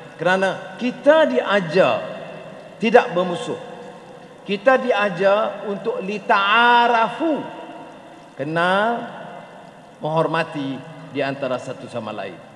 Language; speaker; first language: Malay; native; Malay